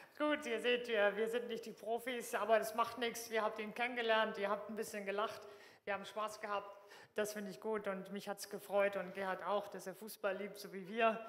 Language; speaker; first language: German; native; German